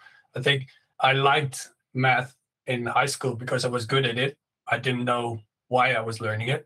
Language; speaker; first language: English; non-native, fluent; Dutch